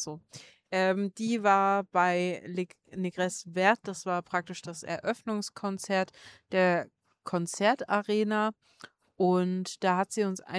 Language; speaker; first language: German; native; German